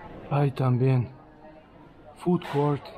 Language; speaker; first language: Spanish; non-native, fluent; Russian